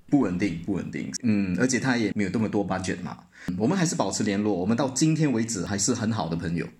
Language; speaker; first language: Chinese; native; Chinese